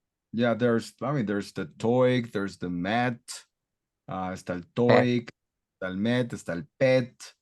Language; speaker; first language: Spanish; non-native, fluent; English